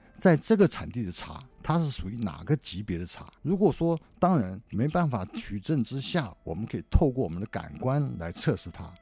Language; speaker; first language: Chinese; native; Chinese